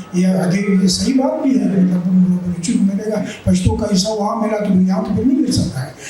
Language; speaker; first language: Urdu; non-native, local second language; Pashto